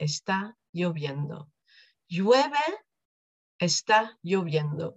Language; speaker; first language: Spanish; non-native, fluent; Dutch